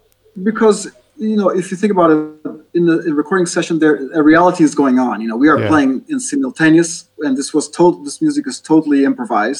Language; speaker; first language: English; non-native, fluent; Portuguese